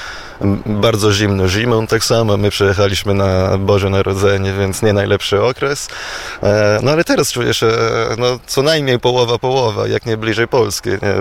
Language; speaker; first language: Polish; non-native, fluent; Italian